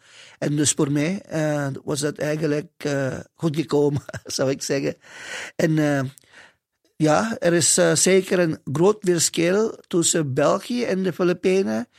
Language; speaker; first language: Dutch; non-native, fluent; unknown